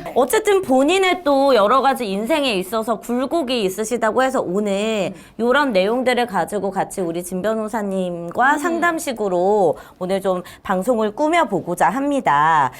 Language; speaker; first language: Korean; native; Korean